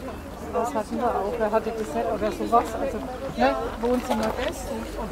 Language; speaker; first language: German; native; German